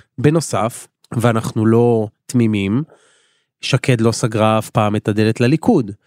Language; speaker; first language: Hebrew; native; Hebrew